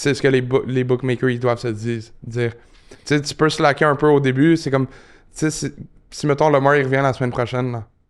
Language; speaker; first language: French; native; French